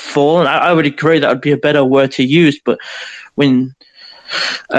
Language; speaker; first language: English; native; English